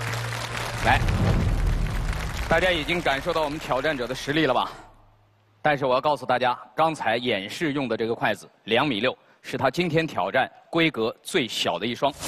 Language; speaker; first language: Chinese; native; Chinese